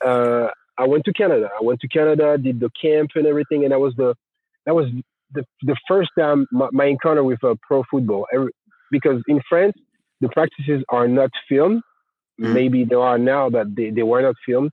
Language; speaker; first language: English; non-native, fluent; French